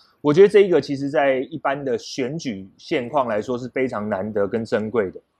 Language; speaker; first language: Chinese; native; Chinese